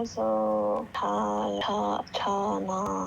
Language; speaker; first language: Korean; non-native, learner; English